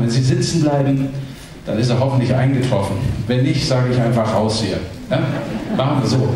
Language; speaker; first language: German; native; German